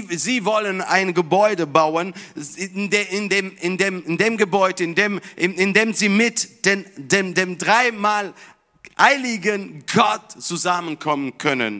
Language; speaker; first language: German; non-native, fluent; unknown